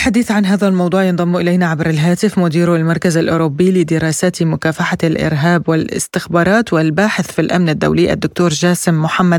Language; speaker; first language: Arabic; native; Arabic